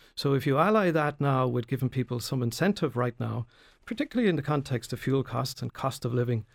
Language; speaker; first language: English; native; English